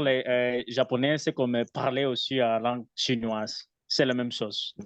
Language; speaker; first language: French; non-native, learner; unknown